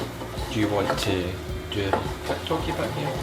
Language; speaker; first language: English; native; English